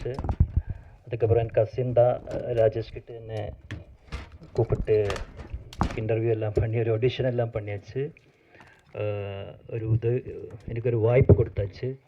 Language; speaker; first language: Tamil; non-native, learner; Malayalam